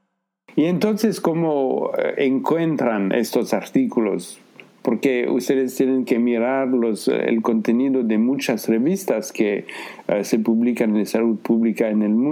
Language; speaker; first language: Spanish; non-native, fluent; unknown